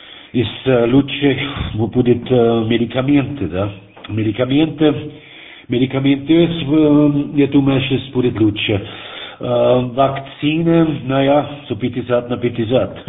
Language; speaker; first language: Russian; non-native, learner; German